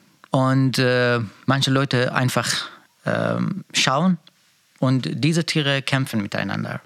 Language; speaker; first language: German; non-native, learner; Persian